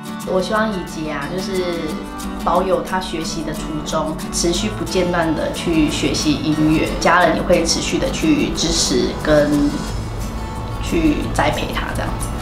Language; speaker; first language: Chinese; native; Chinese